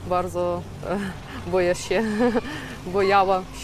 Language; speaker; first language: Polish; non-native, learner; Ukrainian